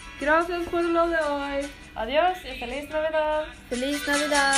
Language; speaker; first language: Spanish; non-native, learner; Norwegian